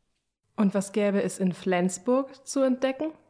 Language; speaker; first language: German; native; German